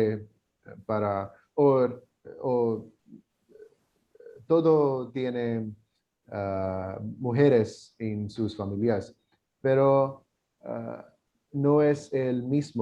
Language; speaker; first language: Spanish; non-native, learner; English